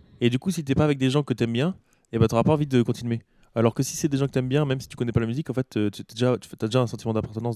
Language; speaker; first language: French; native; French